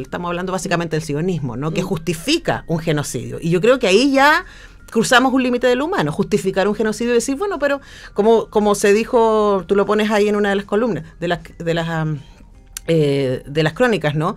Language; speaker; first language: Spanish; native; Spanish